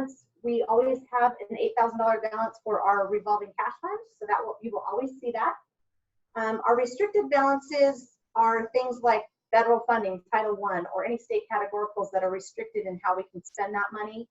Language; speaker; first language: English; native; English